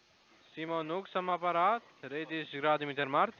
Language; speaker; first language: German; non-native, learner; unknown